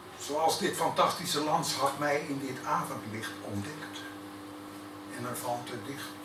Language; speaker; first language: Dutch; native; Dutch